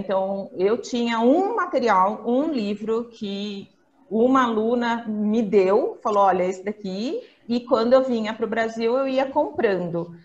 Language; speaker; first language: Portuguese; native; Portuguese